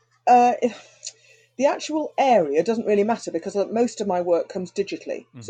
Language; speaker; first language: English; native; English